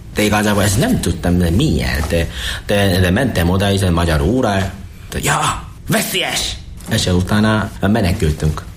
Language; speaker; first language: Hungarian; non-native, learner; Korean